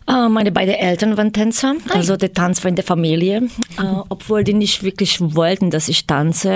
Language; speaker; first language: German; non-native, fluent; Croatian